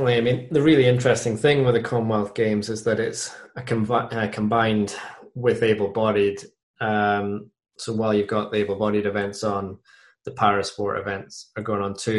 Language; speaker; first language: English; native; English